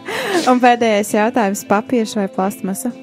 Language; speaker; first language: Latvian; native; Latvian